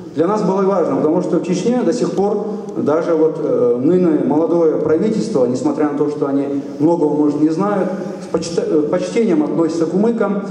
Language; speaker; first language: Russian; non-native, local second language; Kumyk